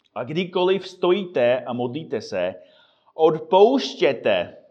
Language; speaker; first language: Czech; non-native, fluent; English